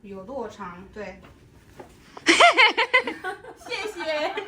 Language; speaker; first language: Chinese; non-native, learner; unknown